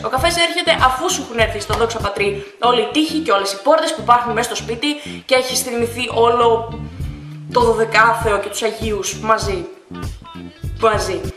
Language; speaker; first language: Greek; early bilingual, other home language; Russian